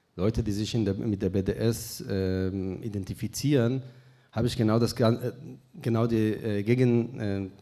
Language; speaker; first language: German; non-native, fluent; Hebrew